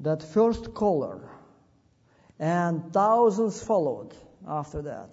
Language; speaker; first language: English; non-native, fluent; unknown